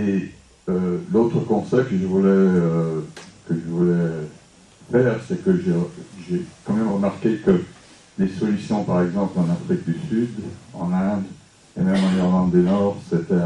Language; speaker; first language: French; non-native, fluent; English